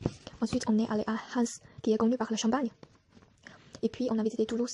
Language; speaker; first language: French; non-native, learner; Chinese